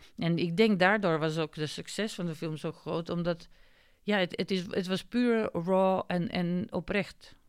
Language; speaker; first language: Dutch; non-native, fluent; Macedonian